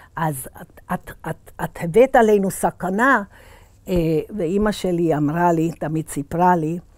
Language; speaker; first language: Hebrew; early bilingual, other home language; Hungarian